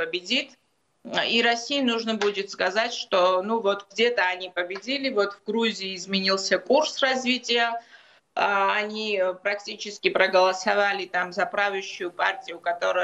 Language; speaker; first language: Russian; non-native, local second language; Georgian